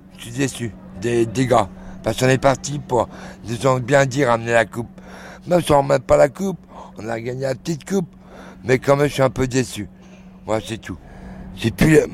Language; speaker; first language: French; native; French